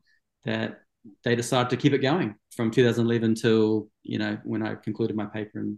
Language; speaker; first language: English; native; English